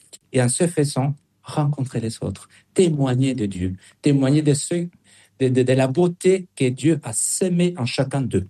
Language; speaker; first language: French; non-native, fluent; Spanish